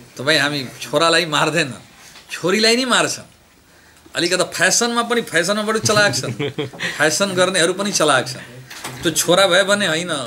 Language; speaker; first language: Nepali; non-native, local second language; Bhojpuri